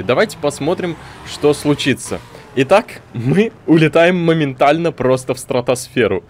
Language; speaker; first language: Russian; native; Russian